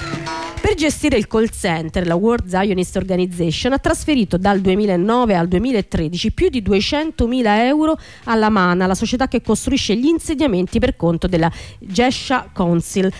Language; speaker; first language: Italian; native; Italian